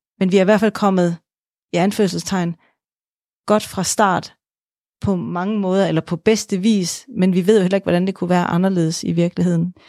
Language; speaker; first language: Danish; native; Danish